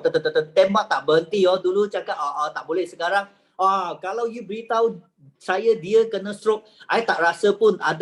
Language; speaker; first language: Malay; native; Malay